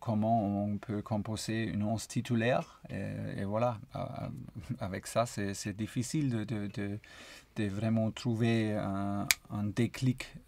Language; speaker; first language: French; non-native, fluent; German